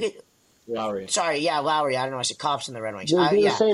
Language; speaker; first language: English; native; English